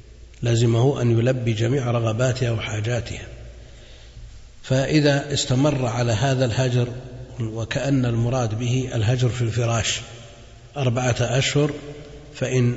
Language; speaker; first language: Arabic; native; Arabic